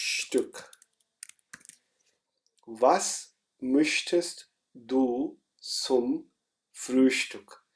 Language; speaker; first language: German; non-native, fluent; Urdu